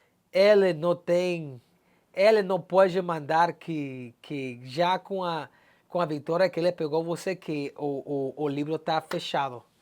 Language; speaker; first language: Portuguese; non-native, learner; English